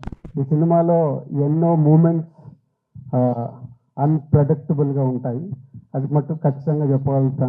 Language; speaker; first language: Telugu; native; Telugu